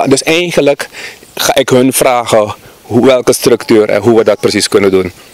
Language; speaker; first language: Dutch; native; Dutch